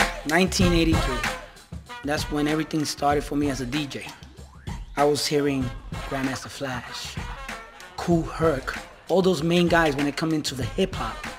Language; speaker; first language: English; early bilingual, other home language; Spanish